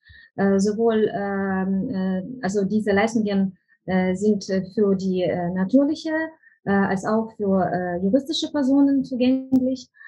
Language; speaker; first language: German; non-native, fluent; Ukrainian